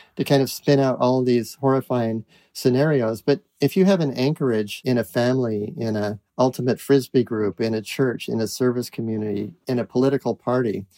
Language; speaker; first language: English; native; English